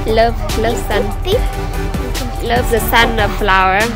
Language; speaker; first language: English; non-native, learner; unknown